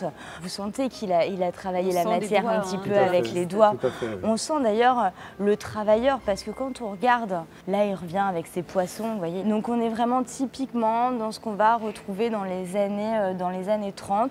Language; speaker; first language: French; native; French